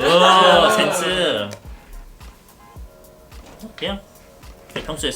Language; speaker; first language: Korean; early bilingual, heritage; Korean